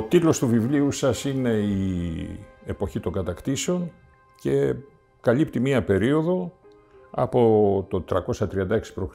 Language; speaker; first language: Greek; native; Greek